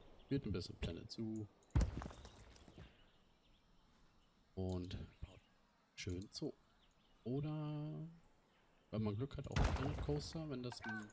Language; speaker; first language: German; native; German